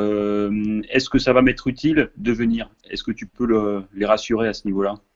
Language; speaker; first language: French; native; French